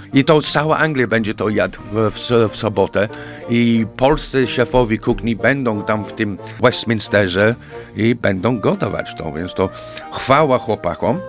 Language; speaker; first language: Polish; non-native, fluent; English